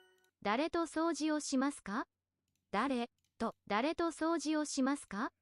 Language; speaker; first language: Japanese; non-native, learner; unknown